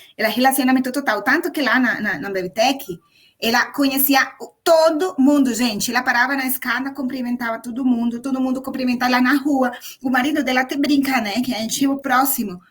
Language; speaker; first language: Portuguese; non-native, fluent; Spanish